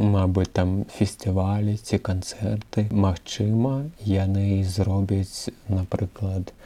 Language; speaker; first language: Belarusian; non-native, local second language; Russian